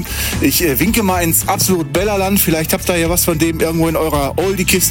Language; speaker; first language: German; native; German